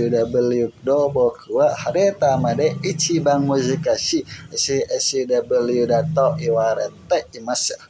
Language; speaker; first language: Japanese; non-native, learner; Indonesian